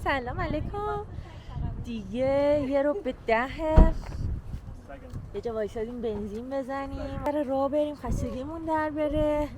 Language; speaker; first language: Persian; native; Persian